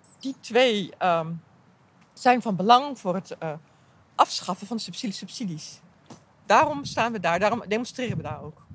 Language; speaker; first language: Dutch; native; Dutch